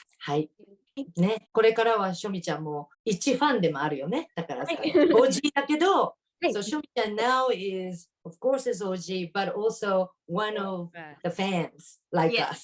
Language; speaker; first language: Japanese; native; Japanese